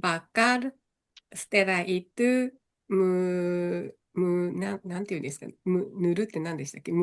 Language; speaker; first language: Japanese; native; Japanese